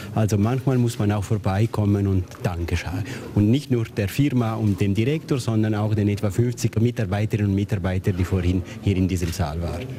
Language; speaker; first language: German; native; German